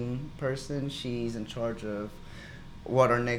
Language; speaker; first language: English; non-native, fluent; Spanish